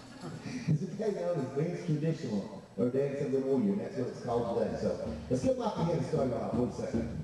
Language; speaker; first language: English; native; English